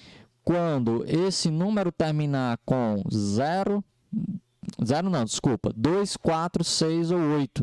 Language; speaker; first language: Portuguese; native; Portuguese